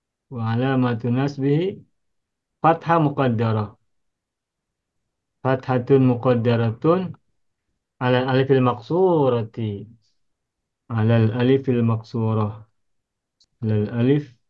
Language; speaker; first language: Arabic; non-native, fluent; Indonesian